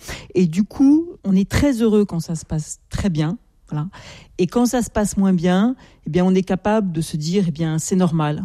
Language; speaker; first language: French; native; French